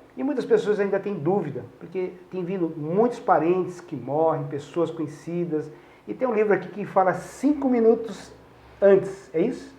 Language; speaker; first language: Portuguese; native; Portuguese